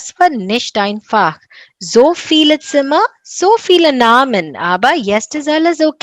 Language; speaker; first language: German; non-native, fluent; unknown